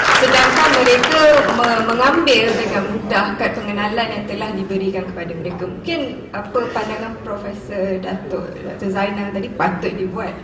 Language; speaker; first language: Malay; non-native, local second language; English